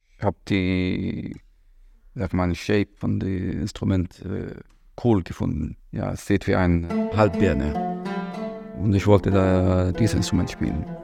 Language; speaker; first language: German; non-native, learner; Arabic